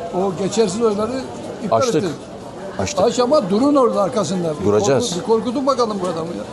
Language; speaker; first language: Turkish; native; Turkish